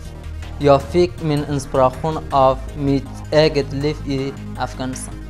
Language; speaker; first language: Swedish; non-native, learner; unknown